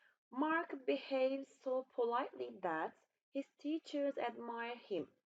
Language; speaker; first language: English; non-native, fluent; Turkish